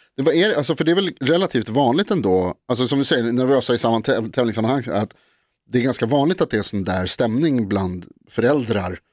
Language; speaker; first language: Swedish; native; Swedish